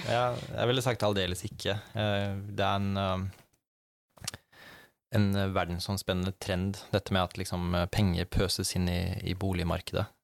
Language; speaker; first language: Norwegian; native; Norwegian